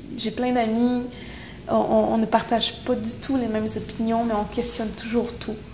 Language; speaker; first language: French; non-native, local second language; Innu-aimun